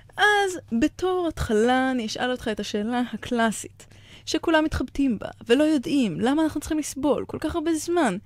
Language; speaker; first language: Hebrew; native; Hebrew